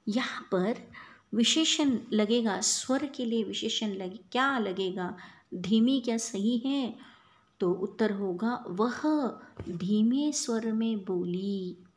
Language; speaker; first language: Hindi; non-native, local second language; Kannada